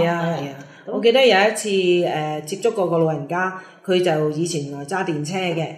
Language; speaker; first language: Cantonese; native; Cantonese